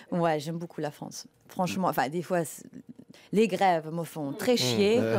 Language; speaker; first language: French; non-native, fluent; German